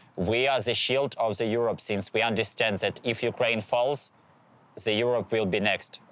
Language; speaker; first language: English; non-native, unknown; Ukrainian